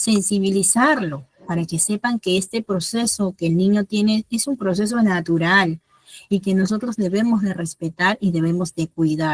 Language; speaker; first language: Spanish; native; Spanish